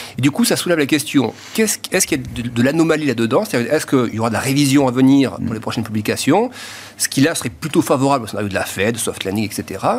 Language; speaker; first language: French; native; French